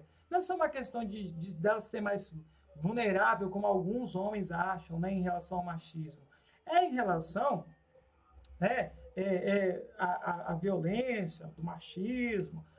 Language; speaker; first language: Portuguese; native; Portuguese